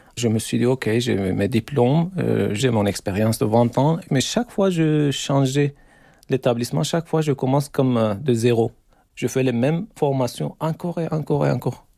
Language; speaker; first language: French; non-native, fluent; Turkish